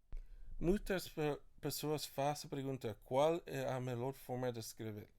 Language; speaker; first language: Portuguese; non-native, learner; English